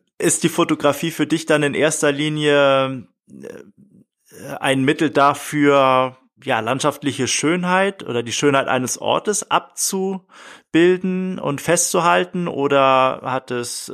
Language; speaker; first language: German; native; German